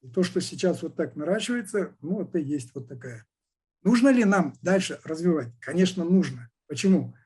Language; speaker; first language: Russian; non-native, local second language; Kazakh